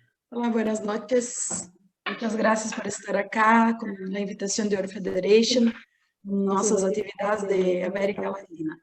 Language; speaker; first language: Spanish; non-native, learner; Portuguese